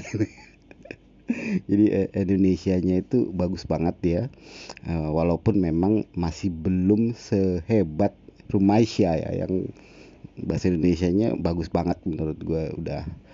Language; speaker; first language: Indonesian; native; Indonesian